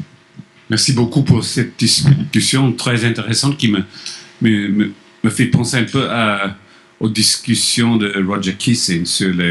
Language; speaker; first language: French; non-native, fluent; English